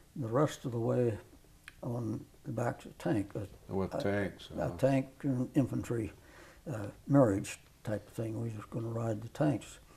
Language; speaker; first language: English; native; English